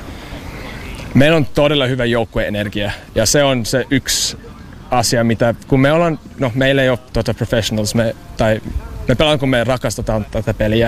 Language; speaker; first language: Finnish; non-native, learner; English